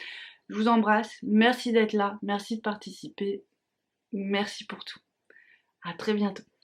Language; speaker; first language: French; native; French